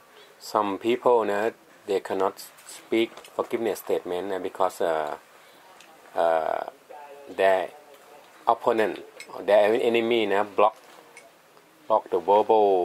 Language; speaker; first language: English; non-native, learner; Thai